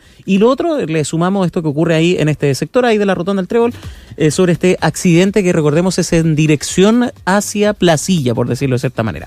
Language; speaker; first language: Spanish; native; Spanish